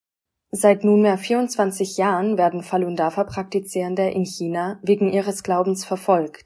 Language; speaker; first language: German; native; German